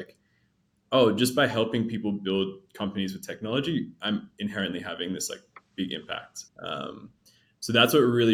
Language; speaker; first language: English; native; English